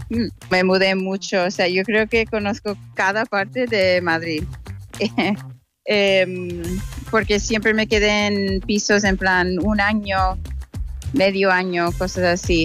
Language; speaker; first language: Spanish; non-native, fluent; English